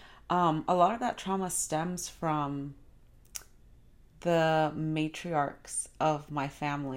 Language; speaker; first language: English; early bilingual, other home language; Spanish